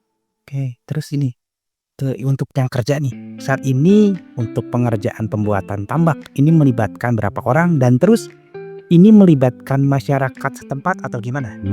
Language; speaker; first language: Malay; non-native, local second language; Sundanese